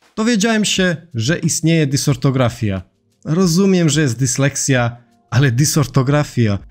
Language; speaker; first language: Polish; non-native, fluent; Serbian